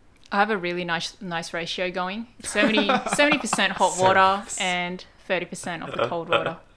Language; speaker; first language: English; early bilingual, other home language; Cantonese